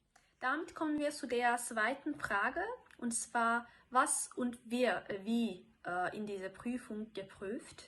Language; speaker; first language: German; non-native, fluent; Turkish